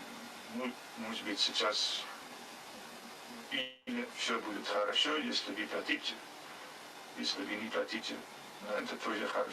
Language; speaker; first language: Russian; non-native, fluent; Dutch